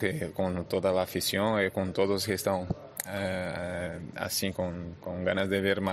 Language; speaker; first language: Spanish; non-native, fluent; Portuguese